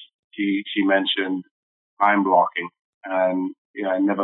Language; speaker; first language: English; native; English